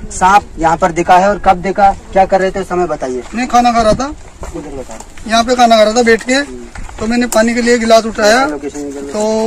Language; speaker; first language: Hindi; native; Hindi